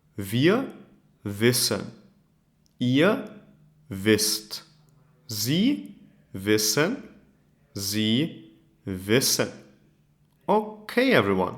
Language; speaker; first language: German; non-native, fluent; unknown